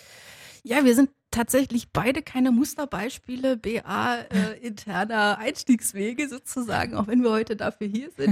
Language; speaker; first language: German; native; German